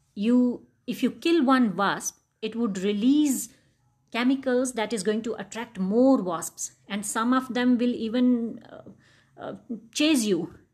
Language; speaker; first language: English; non-native, local second language; Dogri